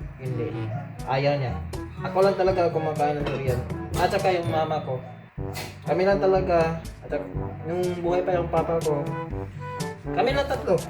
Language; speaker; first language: Filipino; non-native, local second language; Cebuano